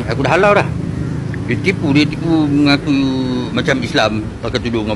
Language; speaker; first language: Malay; native; Malay